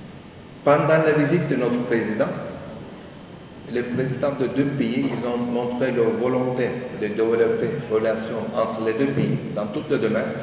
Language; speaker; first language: French; non-native, fluent; Turkish